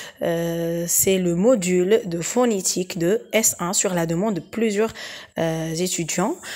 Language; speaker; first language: French; non-native, local second language; Arabic